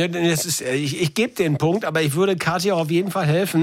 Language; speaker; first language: German; native; German